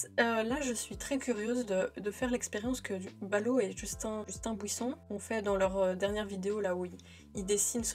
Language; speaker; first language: French; native; French